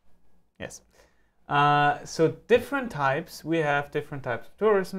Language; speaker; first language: English; non-native, fluent; German